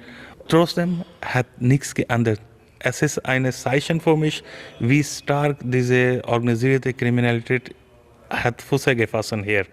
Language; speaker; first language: German; non-native, fluent; Urdu